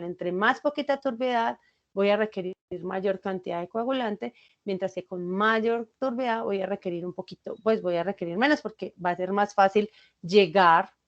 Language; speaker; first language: Spanish; native; Spanish